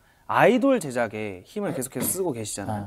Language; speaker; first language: Korean; native; Korean